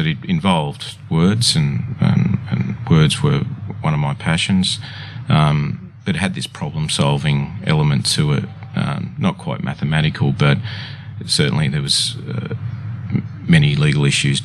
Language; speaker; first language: English; native; English